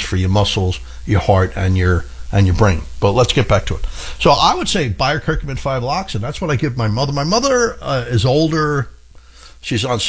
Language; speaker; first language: English; native; English